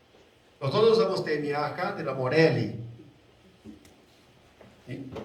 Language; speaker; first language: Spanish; non-native, learner; Portuguese